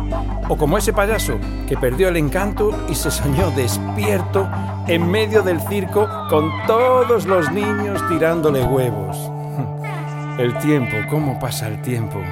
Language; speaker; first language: Spanish; native; Spanish